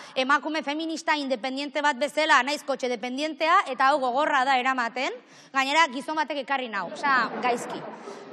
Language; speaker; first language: Basque; native; Basque